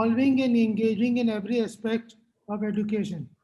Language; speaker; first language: English; non-native, local second language; Hindi